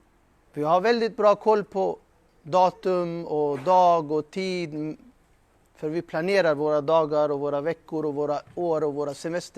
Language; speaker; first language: Swedish; non-native, fluent; Urdu